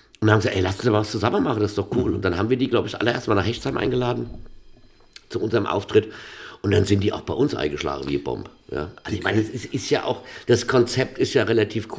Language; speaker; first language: German; native; German